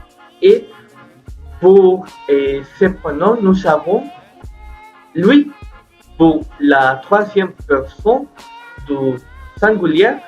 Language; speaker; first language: French; non-native, learner; Spanish